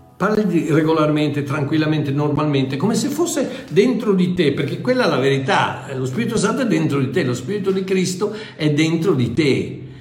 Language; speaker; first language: Italian; non-native, fluent; English